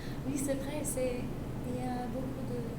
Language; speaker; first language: French; non-native, learner; English